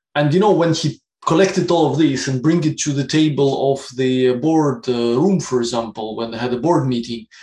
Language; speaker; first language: English; non-native, fluent; Russian